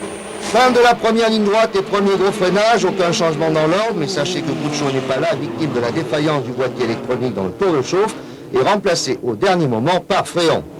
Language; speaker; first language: French; native; French